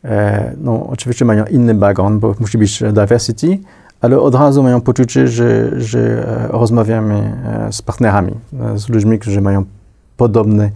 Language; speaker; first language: Polish; non-native, fluent; French